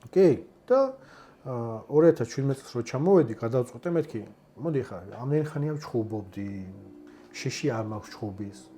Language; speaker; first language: Georgian; native; Georgian